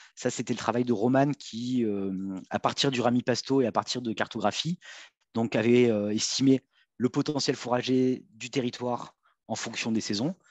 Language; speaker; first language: French; native; French